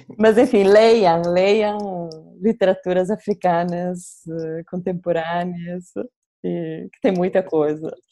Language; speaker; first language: Portuguese; native; Portuguese